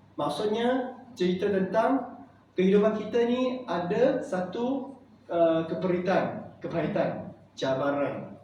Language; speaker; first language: Malay; non-native, local second language; Chinese